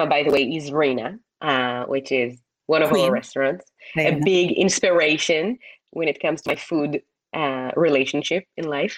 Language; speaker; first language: English; non-native, fluent; Hebrew